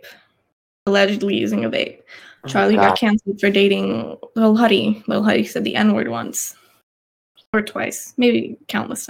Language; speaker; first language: English; native; English